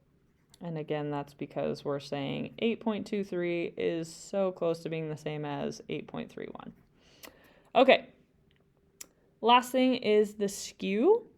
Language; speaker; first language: English; native; English